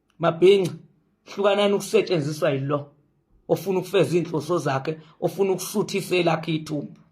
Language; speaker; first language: Zulu; native; Zulu